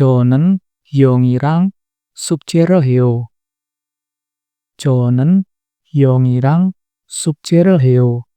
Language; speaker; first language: Korean; non-native, fluent; Indonesian